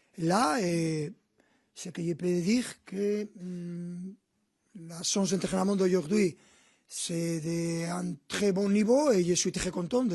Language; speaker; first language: French; non-native, fluent; Spanish